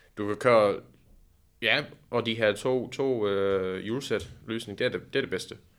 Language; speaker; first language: Danish; non-native, fluent; English